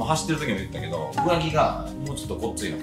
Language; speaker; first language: Japanese; native; Japanese